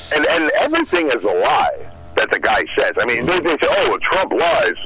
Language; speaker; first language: English; native; English